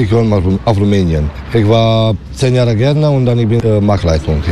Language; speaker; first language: German; non-native, learner; Romanian